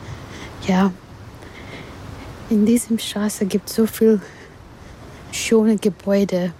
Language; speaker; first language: German; non-native, learner; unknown